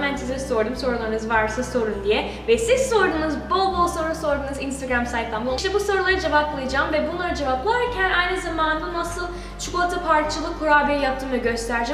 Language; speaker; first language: Turkish; early bilingual, heritage; Turkish